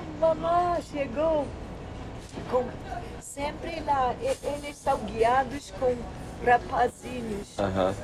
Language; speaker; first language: Portuguese; non-native, learner; English